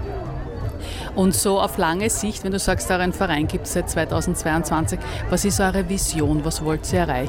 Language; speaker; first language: German; native; German